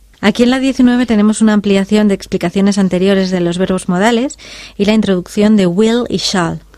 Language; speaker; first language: Spanish; native; Spanish